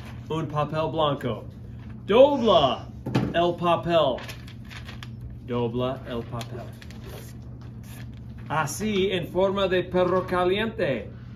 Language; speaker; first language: Spanish; non-native, fluent; English